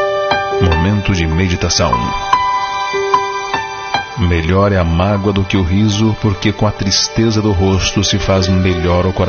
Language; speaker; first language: Portuguese; native; Portuguese